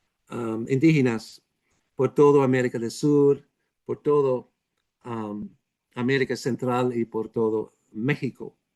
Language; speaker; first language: Spanish; non-native, fluent; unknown